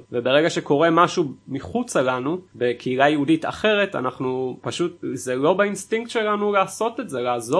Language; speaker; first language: Hebrew; native; Hebrew